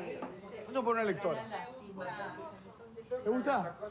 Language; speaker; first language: Spanish; native; Spanish